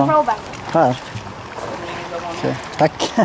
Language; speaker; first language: Swedish; non-native, learner; Persian